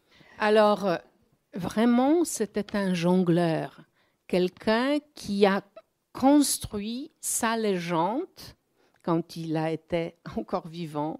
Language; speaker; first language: French; non-native, fluent; Polish